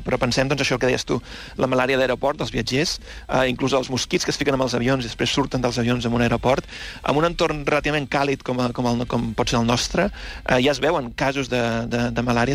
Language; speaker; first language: Catalan; native; Catalan